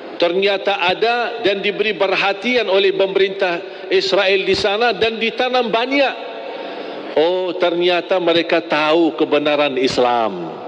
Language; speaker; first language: Malay; non-native, fluent; Arabic